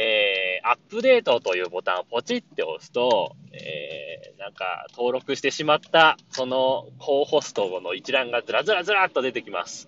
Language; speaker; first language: Japanese; native; Japanese